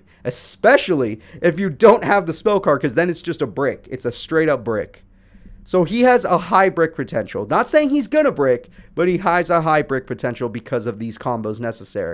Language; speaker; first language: English; native; English